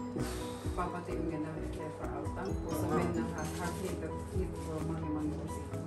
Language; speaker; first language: Norwegian; non-native, fluent; Filipino